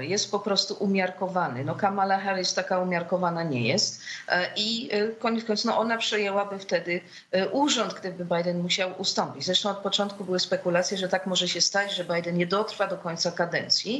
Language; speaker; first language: Polish; native; Polish